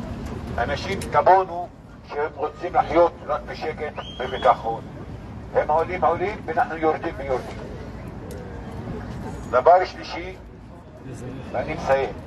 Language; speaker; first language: Hebrew; non-native, local second language; Arabic